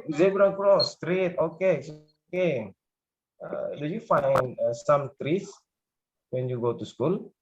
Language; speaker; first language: English; non-native, learner; Indonesian